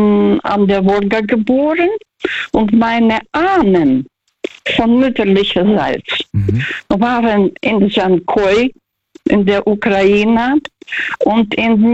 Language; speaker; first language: German; early bilingual, heritage; German